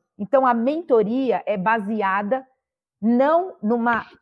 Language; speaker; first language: Portuguese; native; Portuguese